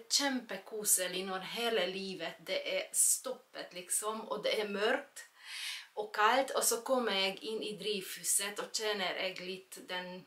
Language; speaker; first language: Norwegian; non-native, fluent; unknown